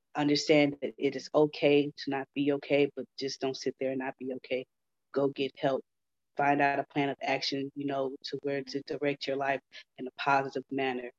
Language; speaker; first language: English; native; English